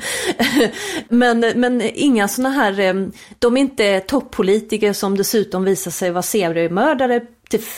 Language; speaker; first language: Swedish; native; Swedish